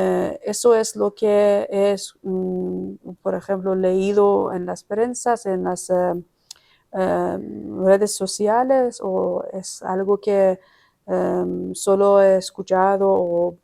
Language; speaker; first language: Spanish; non-native, fluent; Persian